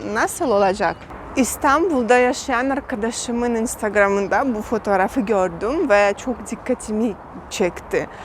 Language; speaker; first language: Turkish; non-native, fluent; Russian